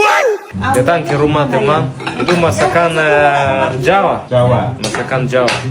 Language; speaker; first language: Indonesian; non-native, learner; Russian